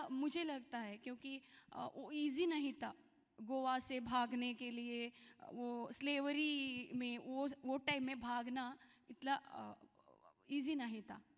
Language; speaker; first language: Hindi; non-native, local second language; Kannada